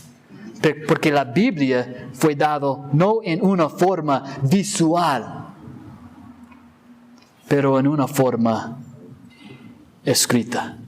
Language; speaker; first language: Spanish; non-native, fluent; English